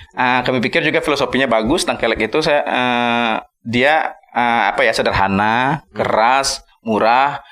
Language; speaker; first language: Indonesian; non-native, local second language; Minangkabau